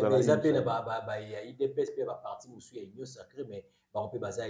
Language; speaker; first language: French; non-native, local second language; Lingala